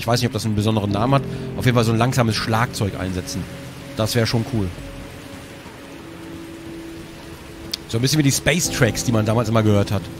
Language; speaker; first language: German; native; German